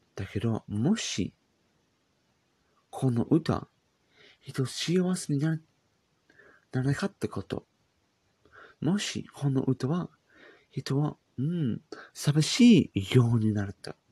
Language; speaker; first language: Japanese; non-native, learner; English